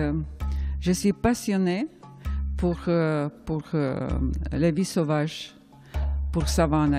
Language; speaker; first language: French; non-native, fluent; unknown